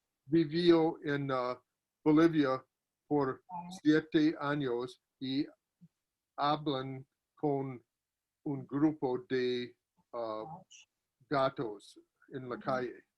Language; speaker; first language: Spanish; non-native, learner; English